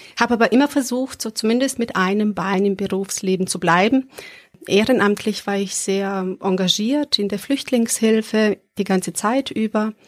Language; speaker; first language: German; early bilingual, other home language; Serbian